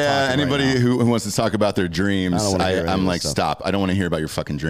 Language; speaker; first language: English; native; English